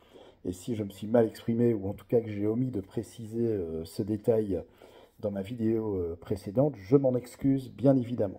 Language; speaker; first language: French; native; French